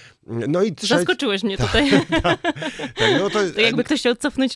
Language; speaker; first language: Polish; native; Polish